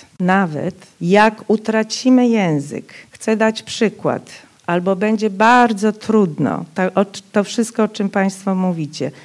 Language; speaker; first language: Polish; non-native, local second language; Rusyn